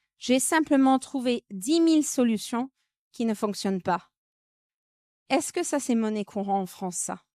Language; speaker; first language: French; non-native, fluent; English